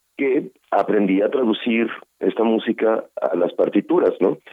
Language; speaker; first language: Spanish; native; Spanish